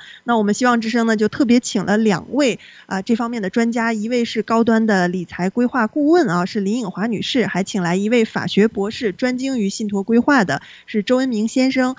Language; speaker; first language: Chinese; native; Chinese